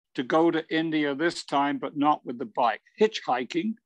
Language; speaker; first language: English; native; English